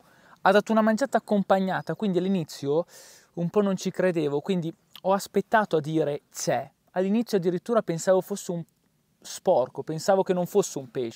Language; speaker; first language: Italian; native; Italian